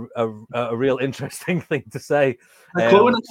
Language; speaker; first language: English; native; English